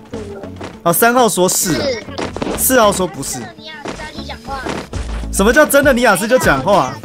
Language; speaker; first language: Chinese; native; Chinese